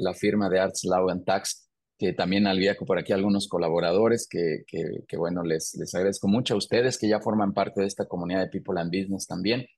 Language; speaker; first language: Spanish; native; Spanish